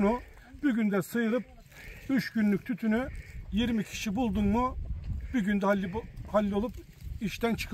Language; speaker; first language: Turkish; native; Turkish